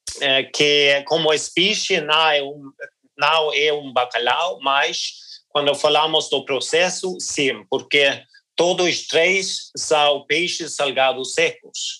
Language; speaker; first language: Portuguese; non-native, learner; Norwegian